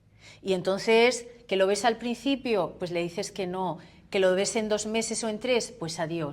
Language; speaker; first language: Spanish; native; Spanish